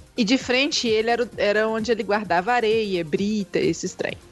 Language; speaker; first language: Portuguese; native; Portuguese